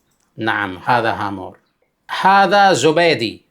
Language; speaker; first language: Arabic; non-native, fluent; Urdu